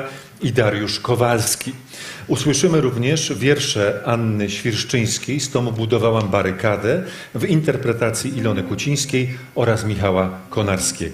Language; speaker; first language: Polish; native; Polish